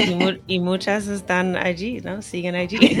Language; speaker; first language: Spanish; non-native, fluent; English